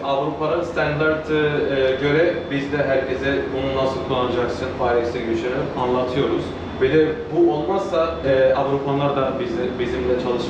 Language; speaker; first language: Turkish; non-native, learner; Bangla